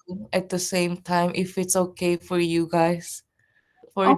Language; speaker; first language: English; non-native, fluent; Japanese